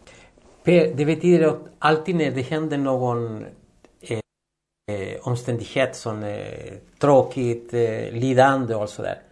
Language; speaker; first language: Swedish; non-native, fluent; Spanish